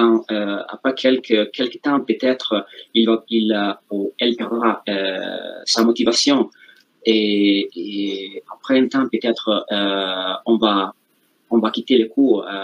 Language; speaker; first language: French; non-native, fluent; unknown